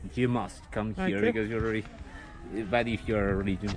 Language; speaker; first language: English; non-native, fluent; Spanish